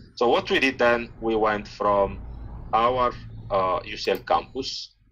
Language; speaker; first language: English; non-native, fluent; Italian